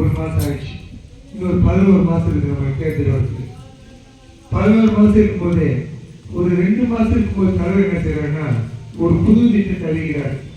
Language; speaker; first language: Tamil; non-native, local second language; Telugu